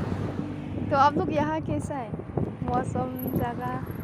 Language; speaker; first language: Hindi; non-native, local second language; Khasi